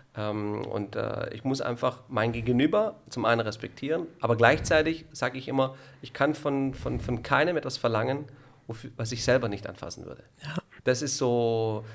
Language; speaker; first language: German; non-native, fluent; Italian